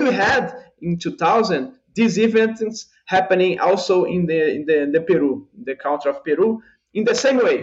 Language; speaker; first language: English; non-native, fluent; Portuguese